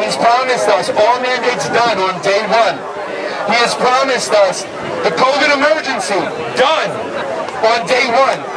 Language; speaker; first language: English; native; English